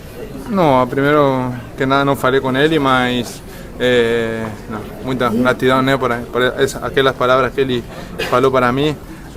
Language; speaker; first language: Portuguese; non-native, fluent; Spanish